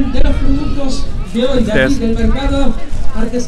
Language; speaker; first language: Spanish; native; Spanish